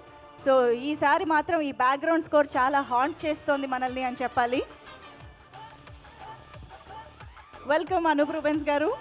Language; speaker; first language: Telugu; native; Telugu